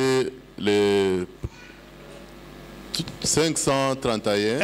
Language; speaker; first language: French; non-native, local second language; Lingala